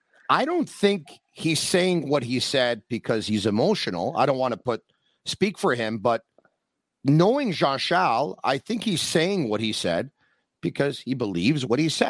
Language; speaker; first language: English; native; English